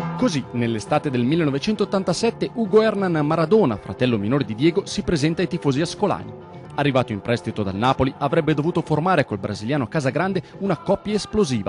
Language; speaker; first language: Italian; native; Italian